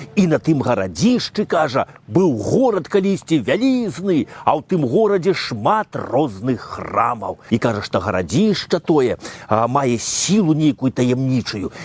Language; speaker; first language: Belarusian; native; Belarusian